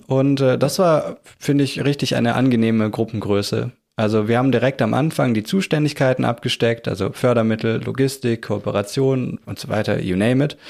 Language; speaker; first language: German; native; German